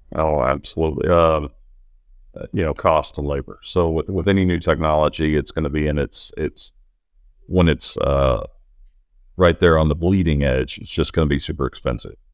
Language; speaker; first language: English; native; English